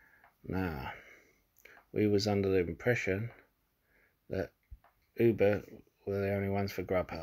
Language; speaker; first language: English; native; English